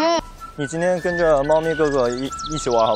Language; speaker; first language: Chinese; native; Chinese